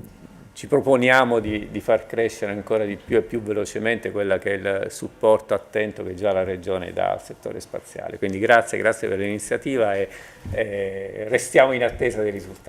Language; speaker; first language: Italian; native; Italian